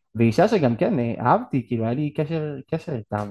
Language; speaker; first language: Hebrew; native; Hebrew